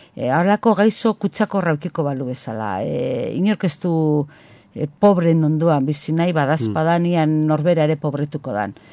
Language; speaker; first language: Basque; non-native, local second language; Spanish